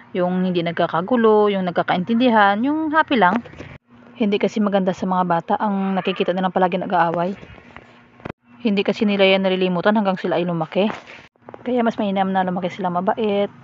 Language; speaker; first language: Filipino; non-native, local second language; Hiligaynon